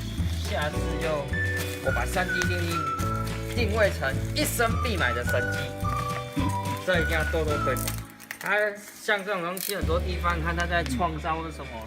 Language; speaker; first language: Chinese; native; Chinese